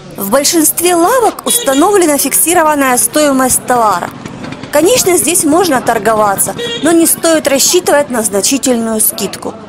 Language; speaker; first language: Russian; native; Russian